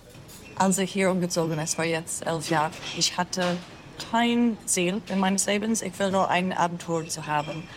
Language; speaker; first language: German; non-native, learner; English